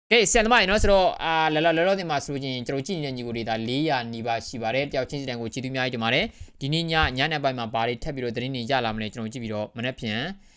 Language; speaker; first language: Burmese; native; Burmese